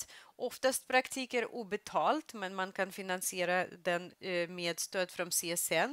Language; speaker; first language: Swedish; non-native, fluent; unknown